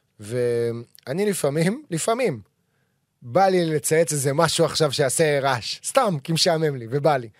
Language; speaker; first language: Hebrew; native; Hebrew